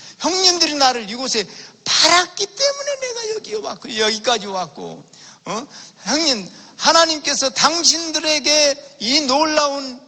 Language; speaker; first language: Korean; native; Korean